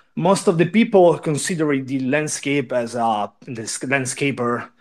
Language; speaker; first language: English; non-native, learner; Italian